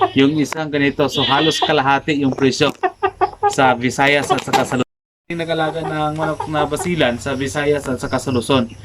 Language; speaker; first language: Filipino; non-native, local second language; Cebuano